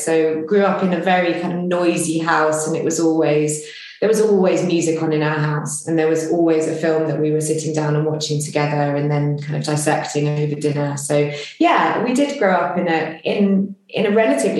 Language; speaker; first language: English; native; English